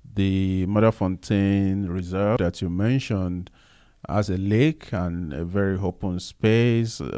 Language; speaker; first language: English; non-native, local second language; Yoruba